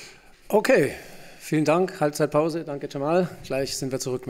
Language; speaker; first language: German; native; German